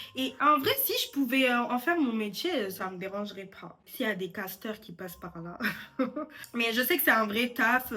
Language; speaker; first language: French; early bilingual, other home language; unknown